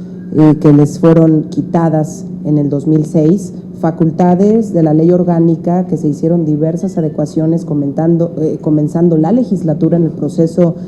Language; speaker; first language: Spanish; native; Spanish